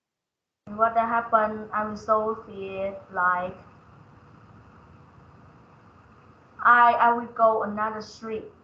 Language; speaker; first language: English; non-native, learner; Vietnamese